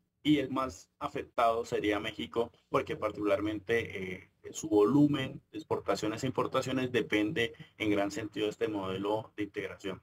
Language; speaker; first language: Spanish; native; Spanish